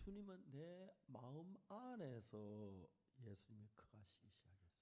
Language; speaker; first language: Korean; native; Korean